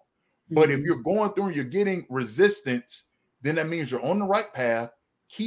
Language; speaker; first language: English; native; English